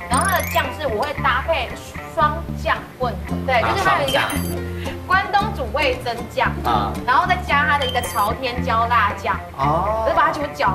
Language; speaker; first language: Chinese; native; Chinese